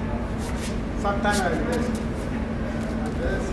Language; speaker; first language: English; non-native, learner; Spanish